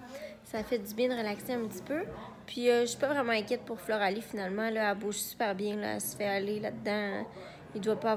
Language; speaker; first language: French; native; French